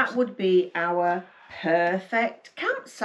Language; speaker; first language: English; native; English